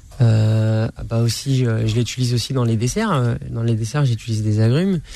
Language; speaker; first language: French; native; French